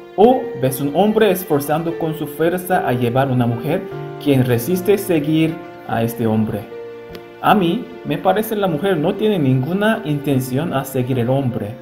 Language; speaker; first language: Spanish; non-native, fluent; Korean